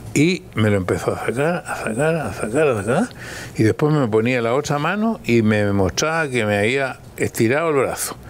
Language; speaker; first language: Spanish; early bilingual, other home language; German